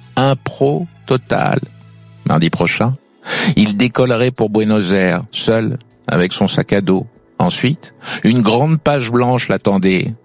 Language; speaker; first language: French; native; French